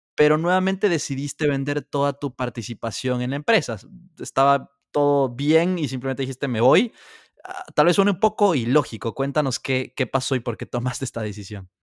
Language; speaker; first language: Spanish; native; Spanish